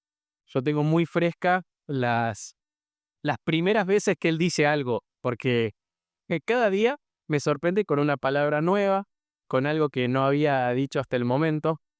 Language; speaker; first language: Spanish; native; Spanish